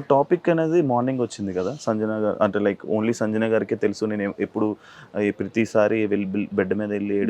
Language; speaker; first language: Telugu; native; Telugu